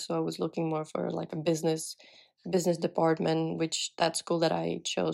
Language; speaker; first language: English; non-native, fluent; Czech